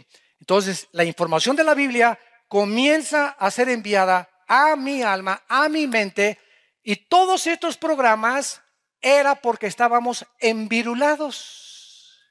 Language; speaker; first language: Spanish; native; Spanish